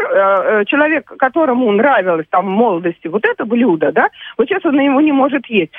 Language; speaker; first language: Russian; native; Russian